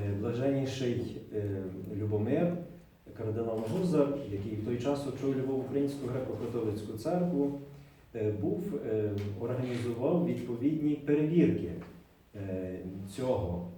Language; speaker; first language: Ukrainian; native; Ukrainian